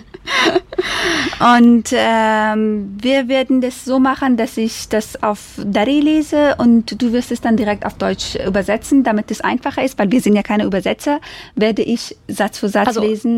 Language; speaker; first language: German; non-native, fluent; Persian